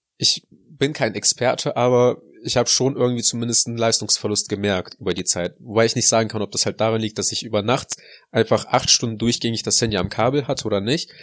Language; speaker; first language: German; early bilingual, other home language; Russian